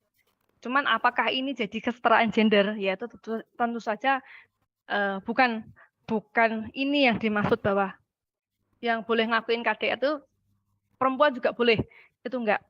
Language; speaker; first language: Malay; native; Malay